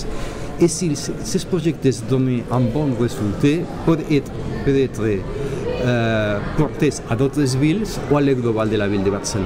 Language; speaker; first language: French; non-native, learner; Catalan